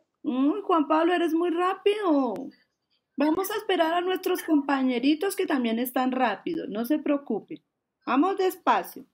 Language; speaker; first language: Spanish; native; Spanish